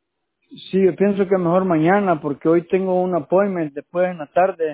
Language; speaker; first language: Spanish; native; Spanish